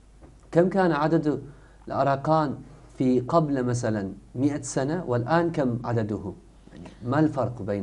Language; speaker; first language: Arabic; non-native, fluent; Turkish